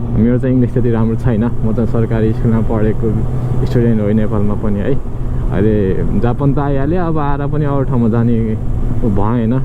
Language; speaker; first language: Nepali; native; Nepali